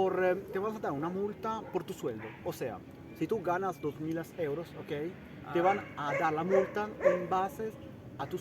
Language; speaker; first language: Spanish; early bilingual, heritage; Italian